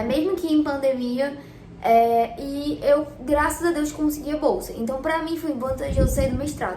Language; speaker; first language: Portuguese; native; Portuguese